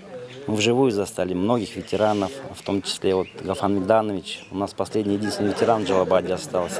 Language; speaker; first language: Russian; native; Russian